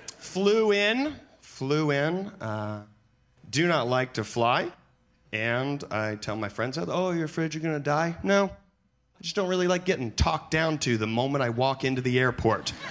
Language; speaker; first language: English; native; English